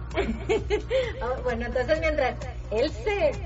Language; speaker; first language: Spanish; native; Spanish